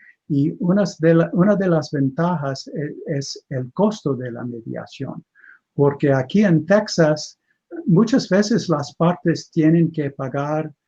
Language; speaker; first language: Spanish; non-native, fluent; English